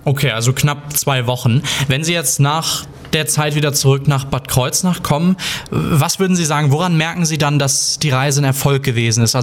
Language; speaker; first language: German; native; German